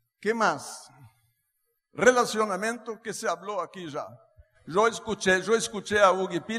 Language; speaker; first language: Spanish; non-native, fluent; Portuguese